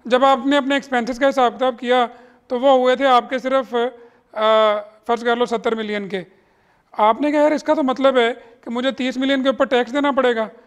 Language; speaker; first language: Urdu; native; Urdu